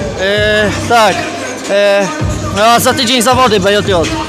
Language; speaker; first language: Polish; native; Polish